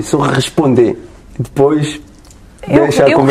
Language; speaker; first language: Portuguese; non-native, learner; French